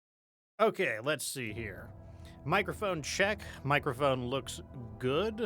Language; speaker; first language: English; native; English